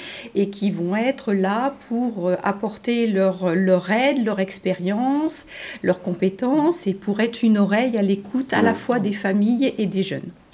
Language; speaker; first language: French; native; French